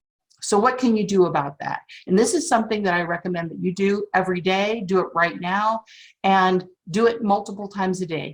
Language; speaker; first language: English; native; English